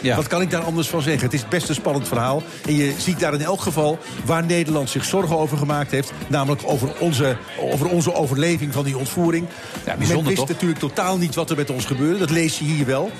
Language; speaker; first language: Dutch; native; Dutch